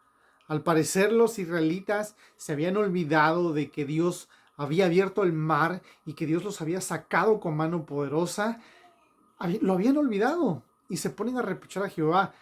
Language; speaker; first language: Spanish; native; Spanish